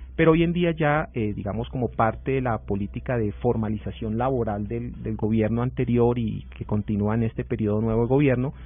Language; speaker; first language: Spanish; native; Spanish